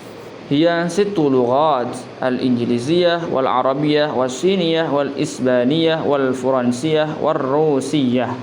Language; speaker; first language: Arabic; non-native, learner; Indonesian